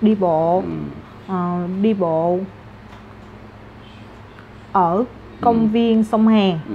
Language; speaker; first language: Vietnamese; non-native, learner; Korean